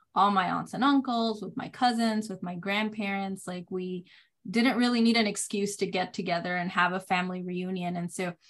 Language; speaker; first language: English; non-native, fluent; Spanish